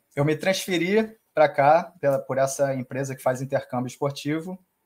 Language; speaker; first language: Portuguese; native; Portuguese